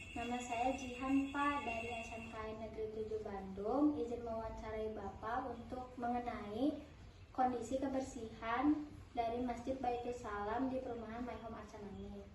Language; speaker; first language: Indonesian; native; Indonesian